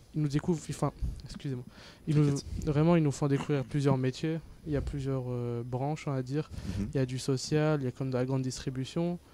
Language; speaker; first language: French; native; French